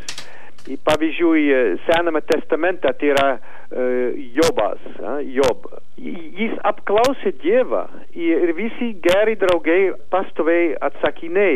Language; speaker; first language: Lithuanian; non-native, learner; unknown